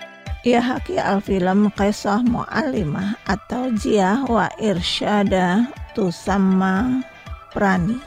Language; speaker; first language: Arabic; non-native, fluent; Indonesian